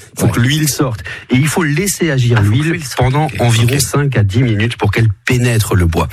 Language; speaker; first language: French; native; French